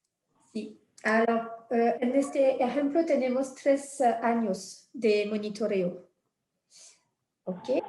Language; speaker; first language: Spanish; non-native, fluent; French